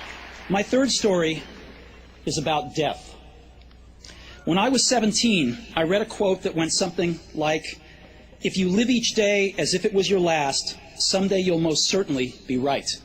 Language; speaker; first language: English; native; English